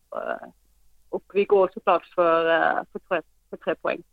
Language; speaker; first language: Swedish; non-native, fluent; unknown